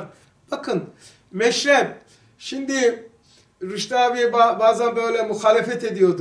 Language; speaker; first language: Turkish; native; Turkish